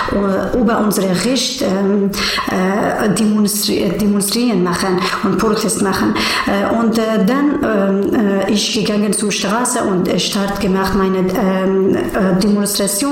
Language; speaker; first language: German; non-native, learner; Persian